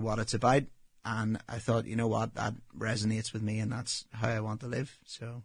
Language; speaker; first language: English; native; English